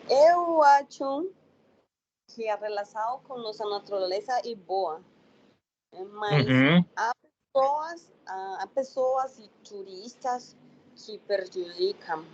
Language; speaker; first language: Portuguese; non-native, learner; Spanish